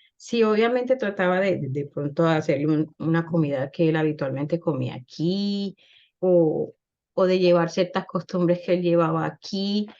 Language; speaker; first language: Spanish; native; Spanish